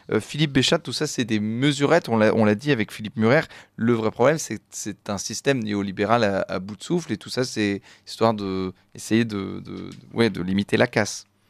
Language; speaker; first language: French; native; French